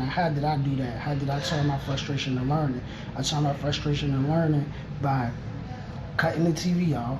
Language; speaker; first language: English; native; English